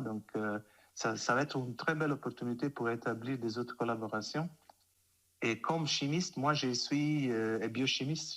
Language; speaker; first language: French; non-native, fluent; Italian